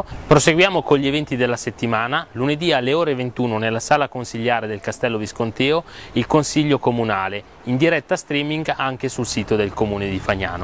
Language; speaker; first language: Italian; native; Italian